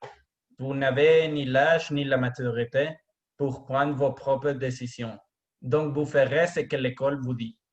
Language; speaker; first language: French; non-native, learner; Spanish